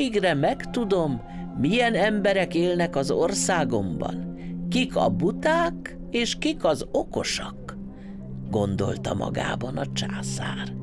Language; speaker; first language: Hungarian; native; Hungarian